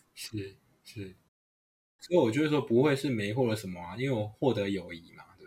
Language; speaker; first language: Chinese; non-native, local second language; Hakka Chinese